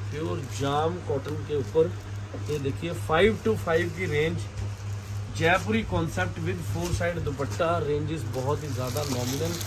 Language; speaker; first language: Hindi; non-native, local second language; Punjabi